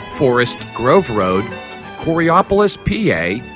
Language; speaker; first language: English; native; English